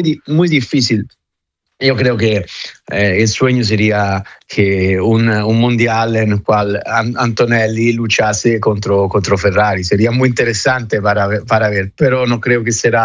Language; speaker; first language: Spanish; non-native, fluent; Italian